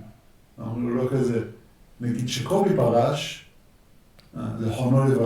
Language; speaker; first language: Hebrew; native; Hebrew